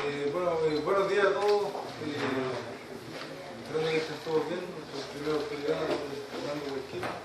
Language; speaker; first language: Spanish; native; Spanish